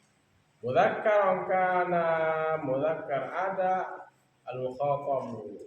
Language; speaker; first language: Arabic; non-native, fluent; Sasak